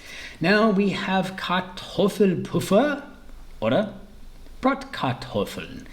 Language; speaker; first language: German; early bilingual, heritage; English